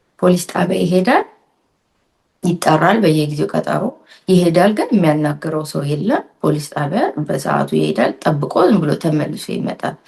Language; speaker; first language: Amharic; native; Amharic